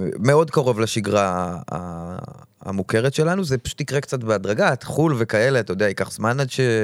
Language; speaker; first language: Hebrew; native; Hebrew